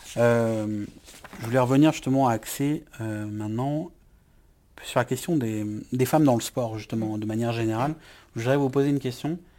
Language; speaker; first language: French; native; French